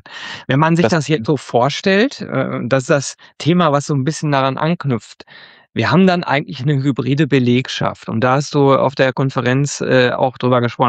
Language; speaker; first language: German; native; German